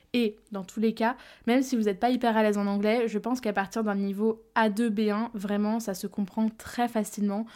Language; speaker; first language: French; native; French